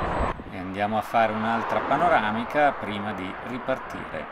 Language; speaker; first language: Italian; native; Italian